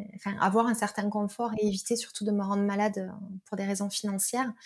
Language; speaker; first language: French; native; French